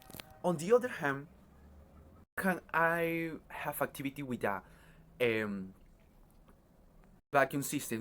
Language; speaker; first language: English; non-native, learner; Spanish